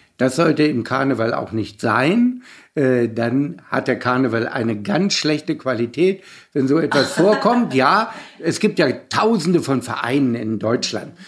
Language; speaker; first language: German; native; German